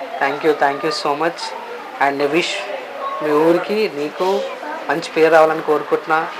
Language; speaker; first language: Telugu; native; Telugu